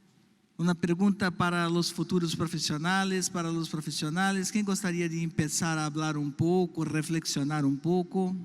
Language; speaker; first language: Spanish; non-native, learner; Portuguese